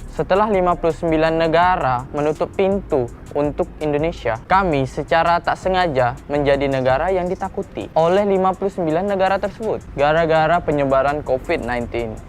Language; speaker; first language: Indonesian; native; Indonesian